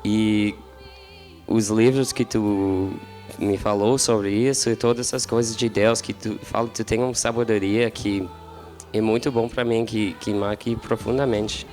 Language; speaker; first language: Portuguese; non-native, learner; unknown